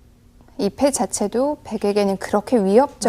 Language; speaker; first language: Korean; native; Korean